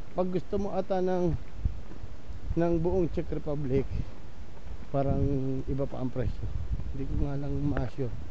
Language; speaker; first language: Filipino; native; Filipino